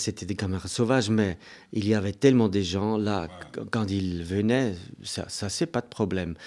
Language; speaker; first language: French; non-native, local second language; German